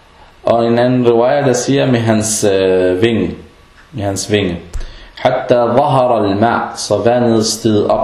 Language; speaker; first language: Danish; non-native, fluent; Arabic